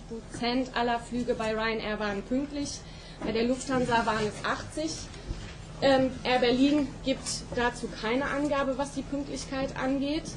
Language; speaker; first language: German; native; German